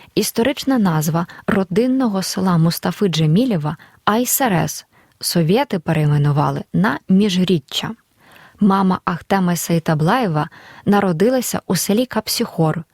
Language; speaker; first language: Ukrainian; native; Ukrainian